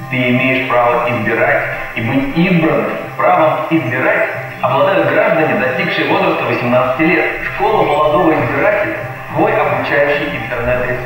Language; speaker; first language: Russian; native; Russian